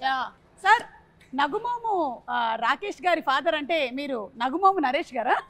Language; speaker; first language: Telugu; native; Telugu